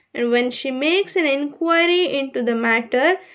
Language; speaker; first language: English; non-native, local second language; Kannada